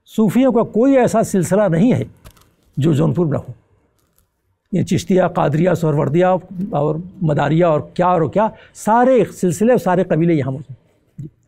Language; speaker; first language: Urdu; native; Urdu